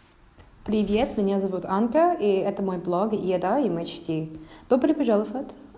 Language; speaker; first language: Russian; non-native, learner; English